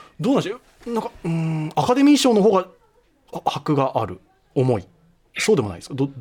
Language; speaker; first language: Japanese; native; Japanese